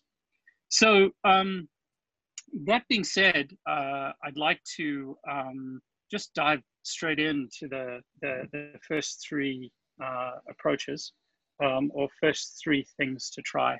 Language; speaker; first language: English; native; English